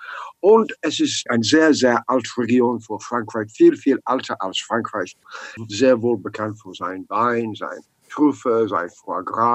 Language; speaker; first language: German; non-native, learner; English